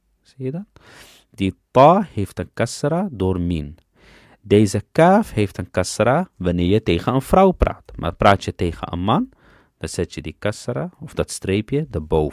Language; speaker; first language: Dutch; early bilingual, other home language; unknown